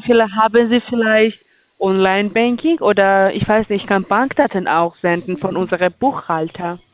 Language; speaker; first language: German; non-native, learner; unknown